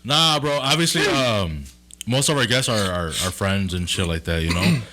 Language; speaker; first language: English; early bilingual, other home language; Spanish